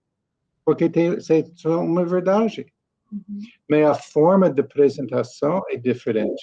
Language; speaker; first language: Portuguese; non-native, learner; English